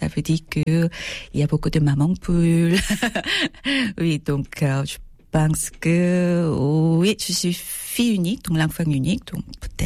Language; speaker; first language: French; non-native, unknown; Korean